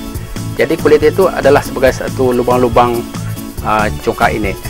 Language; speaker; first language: Malay; native; Malay